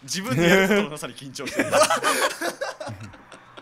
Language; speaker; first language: Japanese; native; Japanese